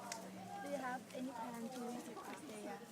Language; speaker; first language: English; non-native, learner; Thai